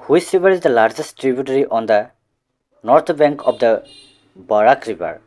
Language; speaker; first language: English; non-native, local second language; Assamese